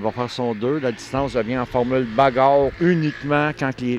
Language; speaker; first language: French; native; French